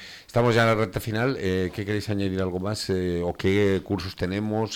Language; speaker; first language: Spanish; native; Spanish